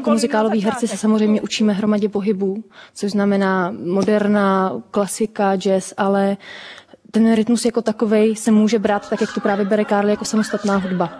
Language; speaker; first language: Czech; native; Czech